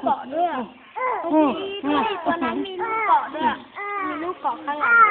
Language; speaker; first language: Thai; native; Thai